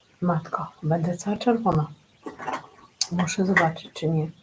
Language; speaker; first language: Polish; native; Polish